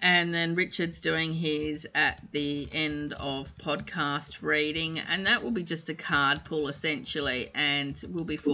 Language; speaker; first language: English; native; English